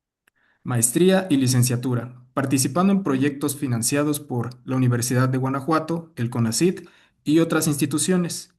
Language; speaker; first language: Spanish; native; Spanish